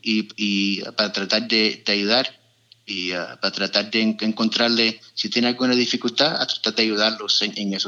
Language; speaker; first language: Spanish; early bilingual, heritage; Spanish